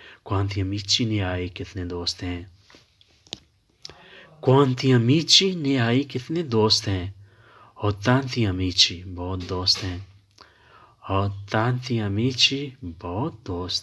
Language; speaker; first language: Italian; non-native, fluent; Urdu